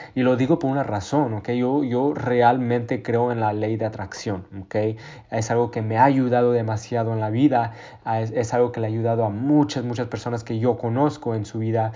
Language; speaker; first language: Spanish; early bilingual, heritage; Spanish